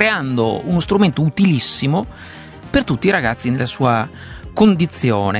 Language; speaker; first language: Italian; native; Italian